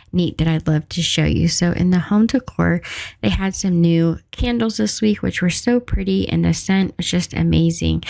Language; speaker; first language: English; native; English